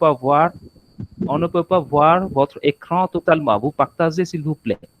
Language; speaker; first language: French; non-native, fluent; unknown